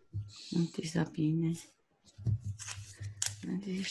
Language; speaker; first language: German; native; German